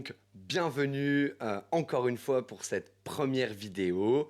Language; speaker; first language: French; native; French